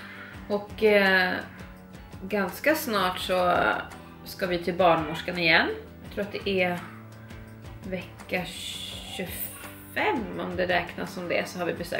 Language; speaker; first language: Swedish; native; Swedish